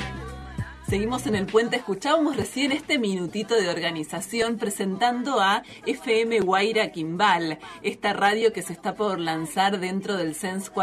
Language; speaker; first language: Spanish; native; Spanish